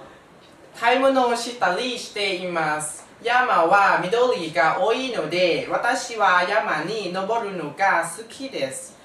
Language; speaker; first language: Japanese; non-native, learner; Thai